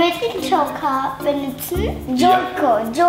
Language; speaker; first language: German; early bilingual, other home language; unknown